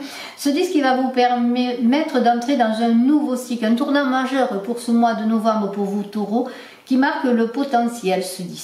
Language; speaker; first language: French; native; French